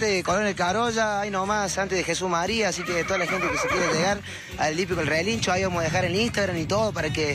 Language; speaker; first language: Spanish; native; Spanish